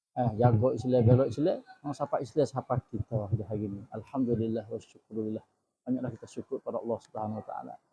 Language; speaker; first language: Malay; native; Malay